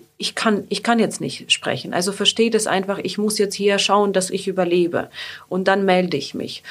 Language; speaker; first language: German; non-native, fluent; Ukrainian